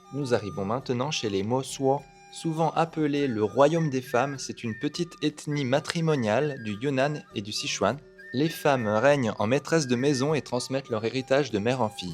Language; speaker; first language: French; native; French